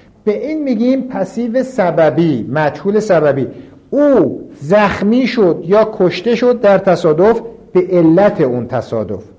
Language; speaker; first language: Persian; native; Persian